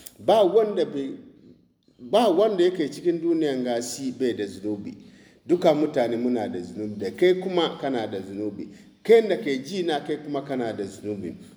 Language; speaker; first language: Hausa; non-native, local second language; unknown